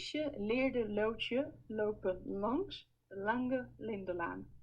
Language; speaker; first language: Dutch; native; Dutch